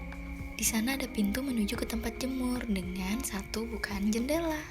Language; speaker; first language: Indonesian; native; Indonesian